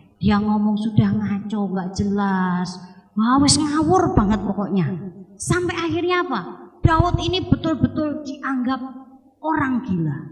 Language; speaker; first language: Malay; non-native, local second language; Javanese